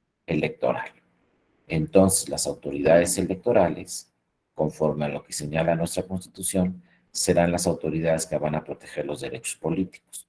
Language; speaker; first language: Spanish; native; Spanish